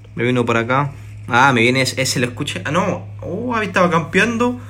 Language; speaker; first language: Spanish; native; Spanish